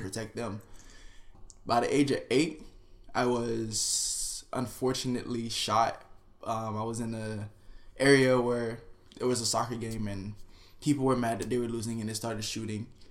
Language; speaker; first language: English; non-native, fluent; Haitian Creole